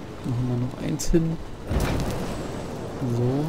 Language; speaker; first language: German; native; German